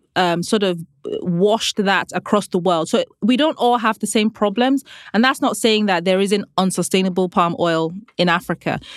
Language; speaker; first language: English; non-native, local second language; Igbo